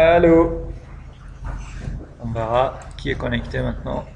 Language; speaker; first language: French; non-native, fluent; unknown